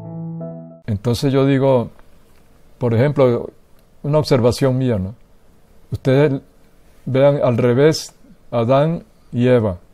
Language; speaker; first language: Spanish; native; Spanish